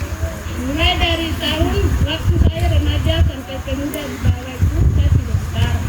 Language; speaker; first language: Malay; non-native, local second language; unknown